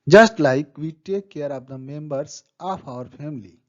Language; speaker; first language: English; non-native, local second language; Hindi